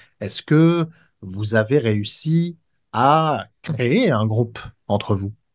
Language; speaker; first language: French; native; French